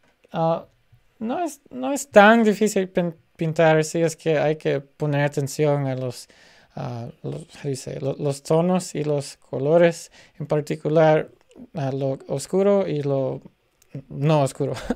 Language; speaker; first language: Spanish; early bilingual, heritage; Spanish